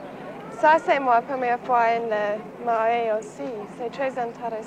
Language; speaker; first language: French; non-native, learner; English